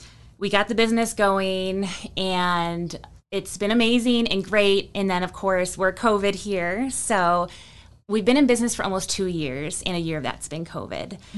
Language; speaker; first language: English; native; English